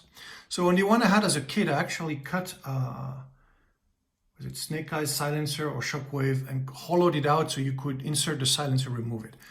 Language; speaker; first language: English; native; English